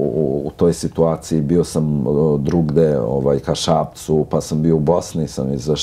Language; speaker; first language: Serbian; non-native, local second language; Albanian